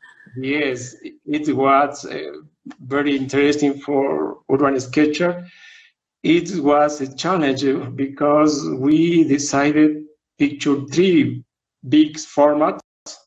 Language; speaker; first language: English; non-native, learner; Spanish